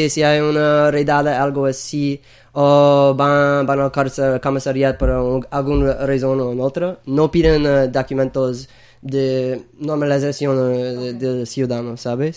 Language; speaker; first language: Spanish; non-native, fluent; English